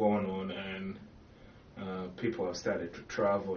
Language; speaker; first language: English; non-native, local second language; Ganda